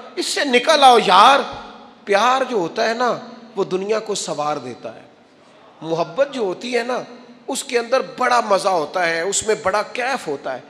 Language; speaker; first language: Urdu; non-native, local second language; Punjabi